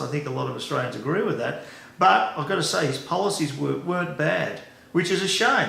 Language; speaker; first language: English; native; English